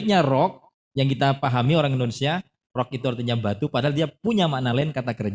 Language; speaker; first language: Indonesian; native; Indonesian